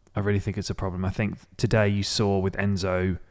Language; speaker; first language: English; native; English